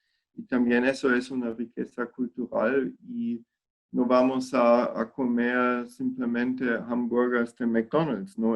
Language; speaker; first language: Spanish; non-native, fluent; German